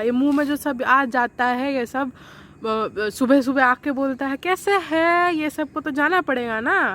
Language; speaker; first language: Hindi; non-native, local second language; Bangla